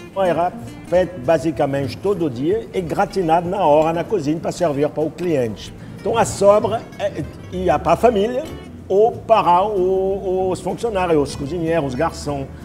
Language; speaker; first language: Portuguese; non-native, fluent; French